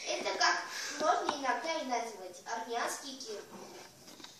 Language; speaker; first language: Russian; non-native, learner; Armenian